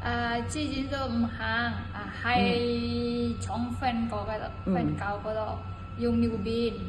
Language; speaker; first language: Cantonese; non-native, learner; Indonesian